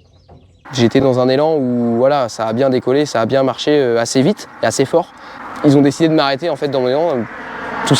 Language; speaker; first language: French; native; French